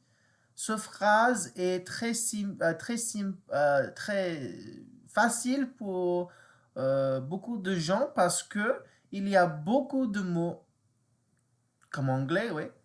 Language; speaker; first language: French; non-native, learner; English